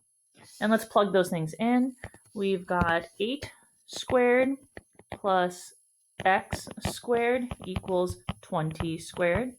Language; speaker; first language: English; native; English